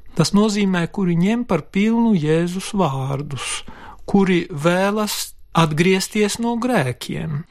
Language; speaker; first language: Latvian; non-native, local second language; Polish